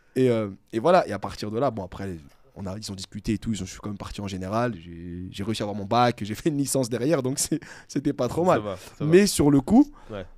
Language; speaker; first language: French; native; French